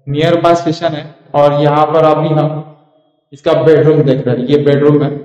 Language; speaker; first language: Hindi; non-native, local second language; Marathi